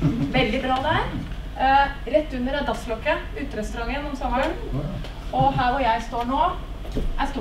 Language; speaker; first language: Norwegian; native; Norwegian